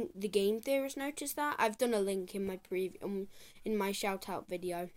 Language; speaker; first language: English; native; English